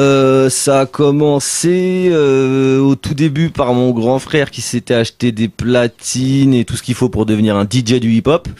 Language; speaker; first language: French; native; French